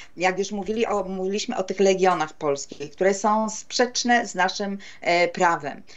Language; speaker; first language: Polish; native; Polish